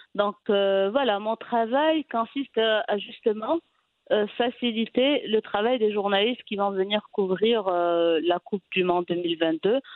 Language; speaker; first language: French; non-native, local second language; Arabic